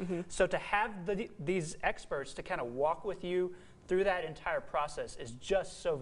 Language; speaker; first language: English; native; English